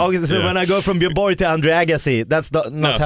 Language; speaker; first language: English; non-native, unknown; Swedish